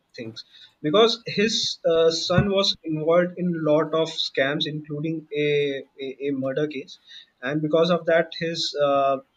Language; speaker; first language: English; non-native, local second language; Hindi